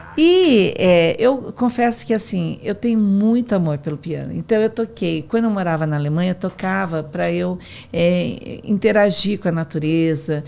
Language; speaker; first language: Portuguese; native; Portuguese